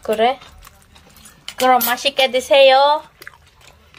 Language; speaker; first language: Korean; non-native, learner; Filipino